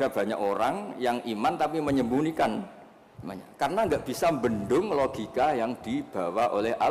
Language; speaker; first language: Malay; non-native, local second language; Javanese